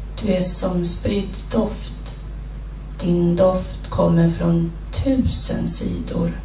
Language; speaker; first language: Swedish; native; Swedish